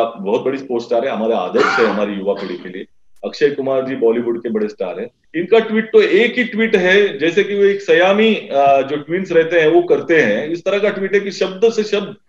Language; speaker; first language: Hindi; non-native, local second language; Marathi